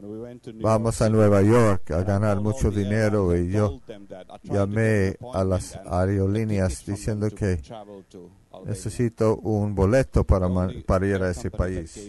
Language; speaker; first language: Spanish; non-native, fluent; Finnish